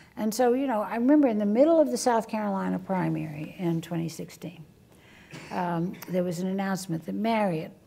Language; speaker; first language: English; native; English